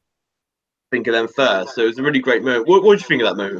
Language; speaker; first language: English; native; English